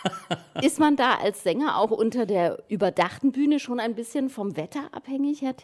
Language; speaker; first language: German; native; German